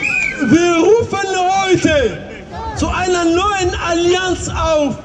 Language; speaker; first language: German; non-native, fluent; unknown